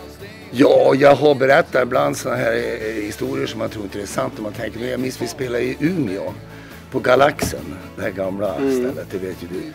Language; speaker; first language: Swedish; native; Swedish